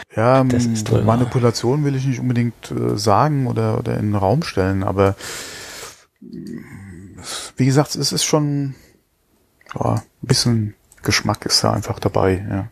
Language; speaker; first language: German; native; German